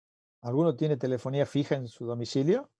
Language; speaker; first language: Spanish; native; Spanish